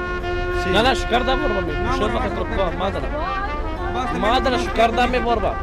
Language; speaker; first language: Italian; non-native, learner; Romany